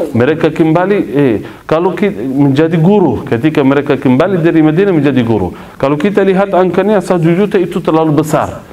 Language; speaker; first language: Malay; non-native, fluent; Arabic